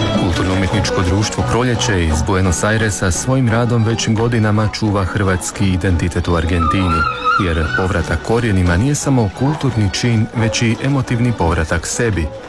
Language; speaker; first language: Croatian; native; Croatian